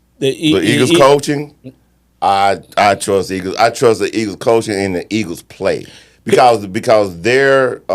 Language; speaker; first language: English; native; English